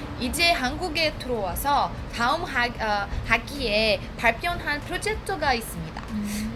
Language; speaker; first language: Korean; non-native, fluent; Portuguese